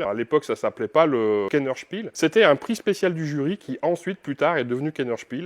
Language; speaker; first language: French; native; French